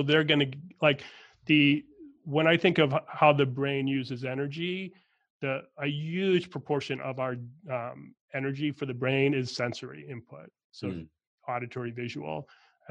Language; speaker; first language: English; native; English